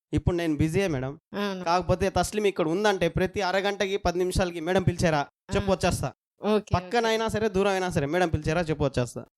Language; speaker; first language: Telugu; non-native, local second language; Urdu